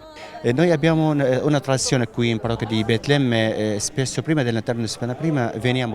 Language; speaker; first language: Italian; non-native, fluent; Arabic